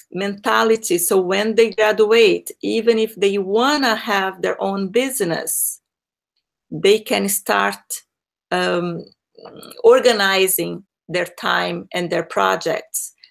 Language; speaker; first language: English; non-native, fluent; Portuguese